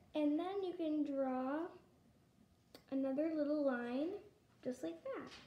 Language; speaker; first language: English; native; English